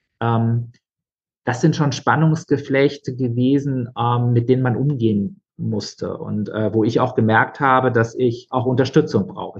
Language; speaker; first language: German; native; German